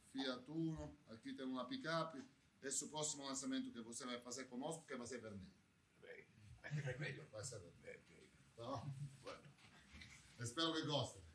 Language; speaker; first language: Portuguese; non-native, fluent; Italian